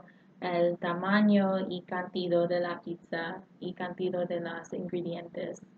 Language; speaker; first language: Spanish; non-native, learner; English